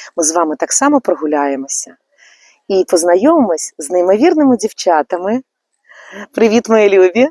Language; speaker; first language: Ukrainian; native; Ukrainian